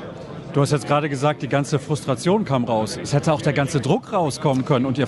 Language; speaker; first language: German; native; German